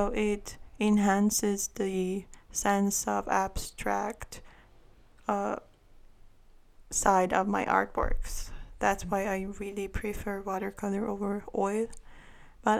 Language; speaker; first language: English; non-native, fluent; Armenian